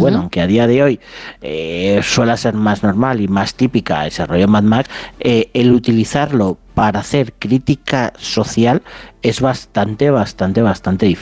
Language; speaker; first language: Spanish; native; Spanish